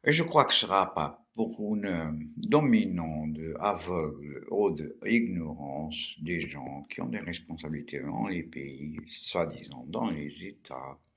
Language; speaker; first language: French; non-native, fluent; Portuguese